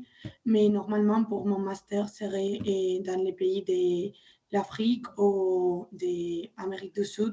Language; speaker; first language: French; non-native, learner; Spanish